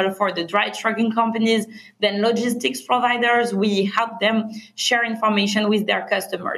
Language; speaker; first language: English; non-native, fluent; French